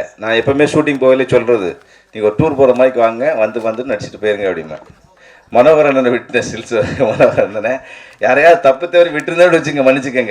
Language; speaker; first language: Tamil; native; Tamil